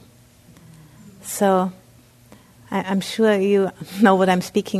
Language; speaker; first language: English; non-native, fluent; German